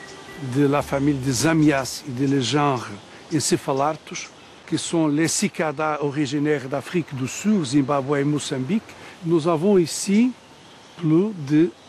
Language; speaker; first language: French; non-native, learner; Portuguese